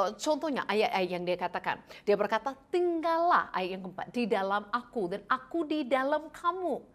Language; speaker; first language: Indonesian; non-native, fluent; English